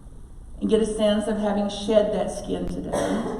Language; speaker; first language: English; native; English